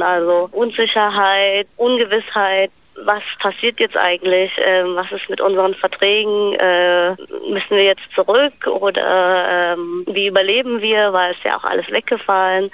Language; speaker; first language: German; native; German